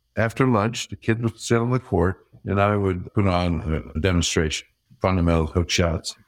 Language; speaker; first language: English; early bilingual, other home language; Dutch